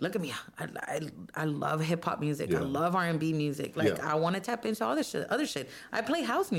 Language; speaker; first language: English; non-native, fluent; Spanish